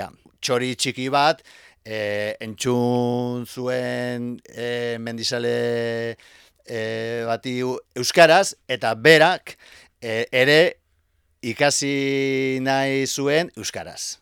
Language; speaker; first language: Basque; non-native, local second language; Spanish